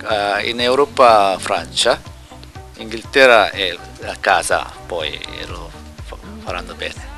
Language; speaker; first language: Italian; non-native, learner; Korean